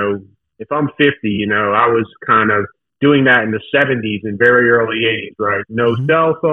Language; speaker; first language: English; native; English